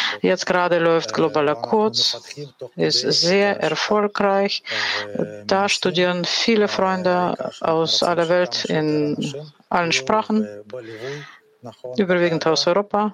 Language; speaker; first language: German; non-native, fluent; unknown